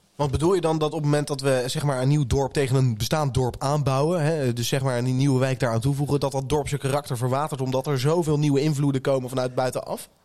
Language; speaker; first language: Dutch; native; Dutch